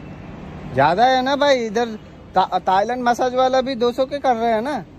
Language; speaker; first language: Hindi; non-native, local second language; Telugu